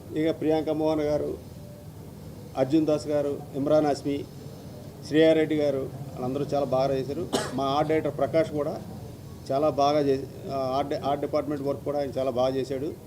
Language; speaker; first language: Telugu; native; Telugu